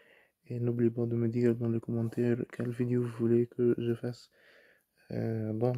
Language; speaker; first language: French; non-native, fluent; Arabic